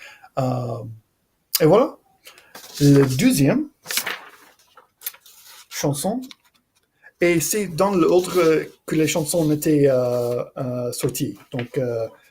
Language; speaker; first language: French; non-native, learner; English